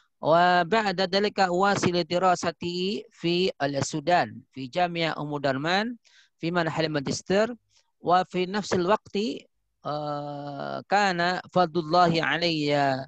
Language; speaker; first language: Arabic; non-native, fluent; Indonesian